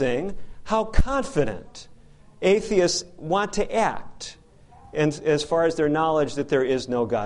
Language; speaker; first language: English; native; English